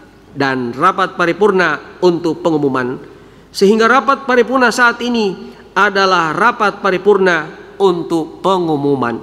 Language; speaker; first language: Indonesian; native; Indonesian